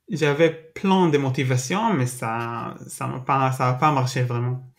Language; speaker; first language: French; non-native, learner; Hebrew